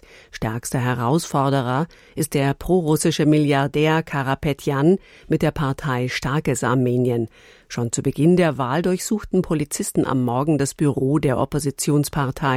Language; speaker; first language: German; native; German